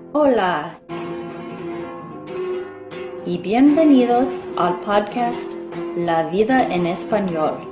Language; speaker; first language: Spanish; non-native, learner; English